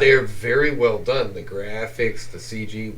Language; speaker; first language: English; native; English